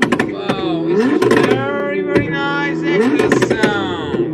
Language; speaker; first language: English; non-native, learner; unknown